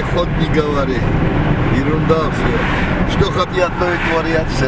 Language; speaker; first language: Russian; non-native, fluent; Georgian